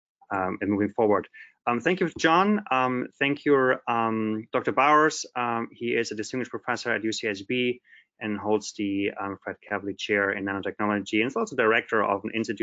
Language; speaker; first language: English; non-native, fluent; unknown